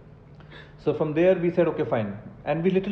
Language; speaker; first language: English; non-native, local second language; Punjabi